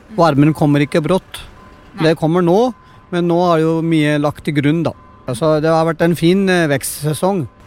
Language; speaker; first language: Norwegian; non-native, fluent; Punjabi